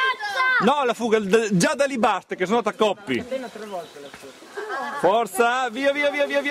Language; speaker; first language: Italian; native; Italian